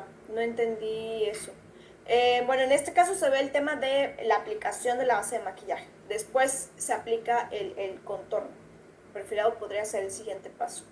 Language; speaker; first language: Spanish; native; Spanish